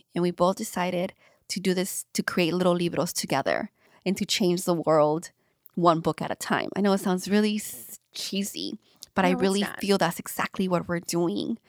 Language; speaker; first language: English; native; English